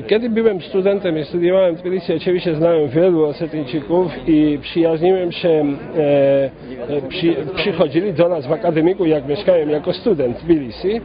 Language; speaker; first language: Polish; non-native, fluent; Georgian